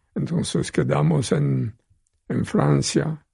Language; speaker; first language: Spanish; non-native, fluent; Polish